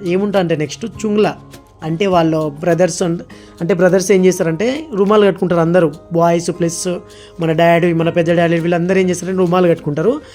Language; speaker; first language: Telugu; non-native, local second language; Lambadi